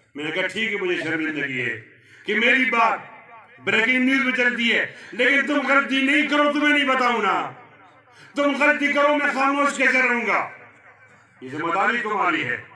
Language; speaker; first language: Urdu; non-native, local second language; Pashto